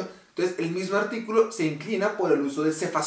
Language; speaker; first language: Spanish; native; Spanish